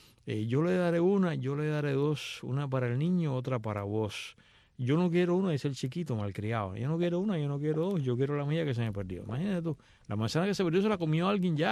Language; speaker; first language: Spanish; native; Spanish